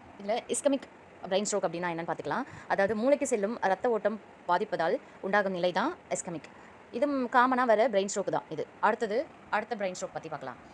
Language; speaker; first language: Tamil; native; Tamil